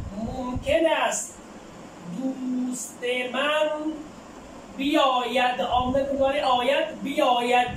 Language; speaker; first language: Persian; non-native, fluent; Urdu